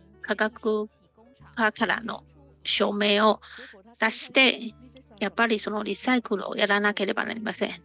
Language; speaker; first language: Japanese; non-native, learner; Chinese